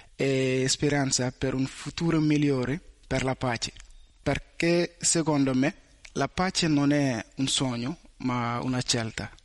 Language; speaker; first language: Italian; non-native, fluent; Bambara